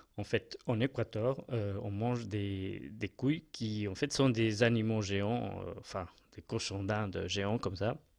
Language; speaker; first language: French; non-native, fluent; Spanish